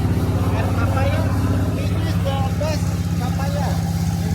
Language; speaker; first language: English; non-native, learner; Indonesian